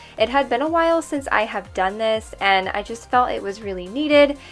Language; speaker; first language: English; native; English